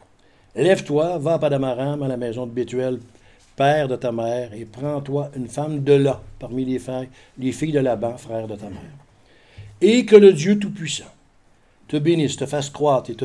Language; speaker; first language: French; native; French